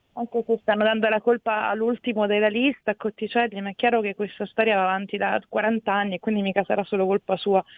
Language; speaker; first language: Italian; native; Italian